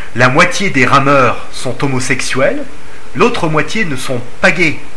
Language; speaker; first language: French; non-native, fluent; English